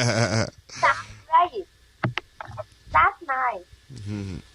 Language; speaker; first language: English; non-native, learner; Vietnamese